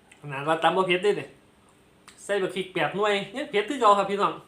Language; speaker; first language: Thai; non-native, local second language; Lao